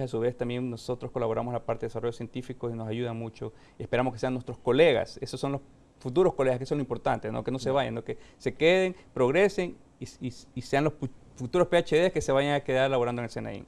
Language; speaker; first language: Spanish; native; Spanish